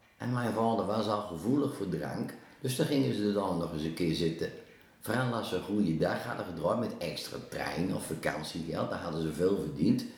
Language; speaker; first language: Dutch; native; Dutch